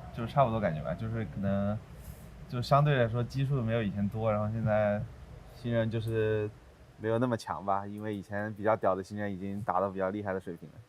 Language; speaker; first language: Chinese; native; Chinese